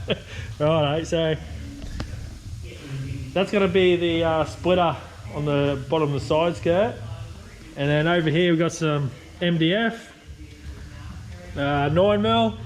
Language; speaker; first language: English; native; English